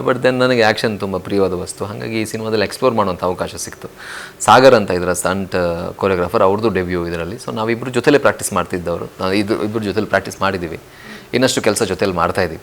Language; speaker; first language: Kannada; non-native, local second language; Tulu